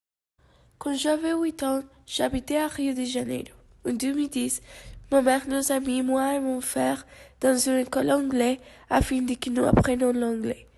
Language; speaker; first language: French; non-native, learner; Spanish